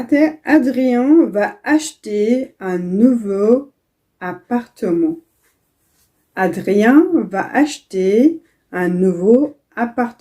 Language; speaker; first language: French; non-native, fluent; Tigrinya